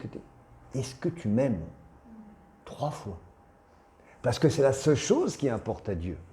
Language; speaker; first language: French; native; French